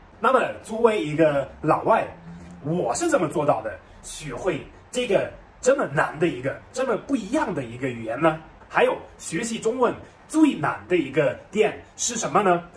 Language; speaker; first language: Chinese; non-native, fluent; German